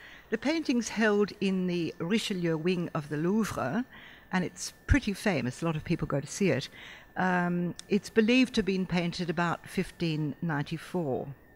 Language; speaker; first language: English; native; English